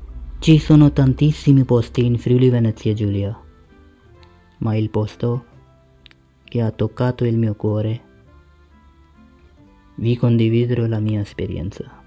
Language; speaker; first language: Italian; non-native, learner; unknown